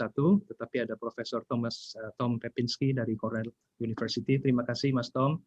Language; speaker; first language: Indonesian; native; Indonesian